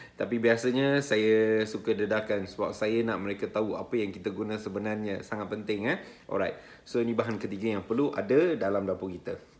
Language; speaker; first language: Malay; non-native, local second language; Tamil